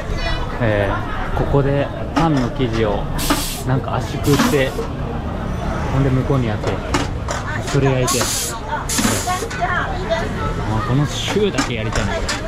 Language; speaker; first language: Japanese; native; Japanese